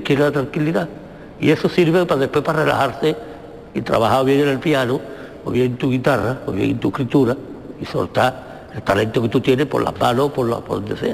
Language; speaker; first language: Spanish; native; Spanish